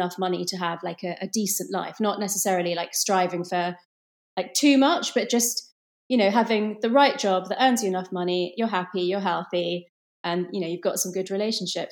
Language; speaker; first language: English; native; English